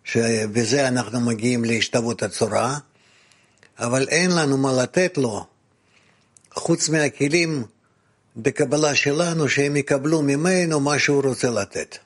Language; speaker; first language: Hebrew; non-native, fluent; Russian